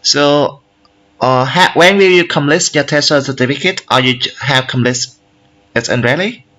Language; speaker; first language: English; non-native, learner; Vietnamese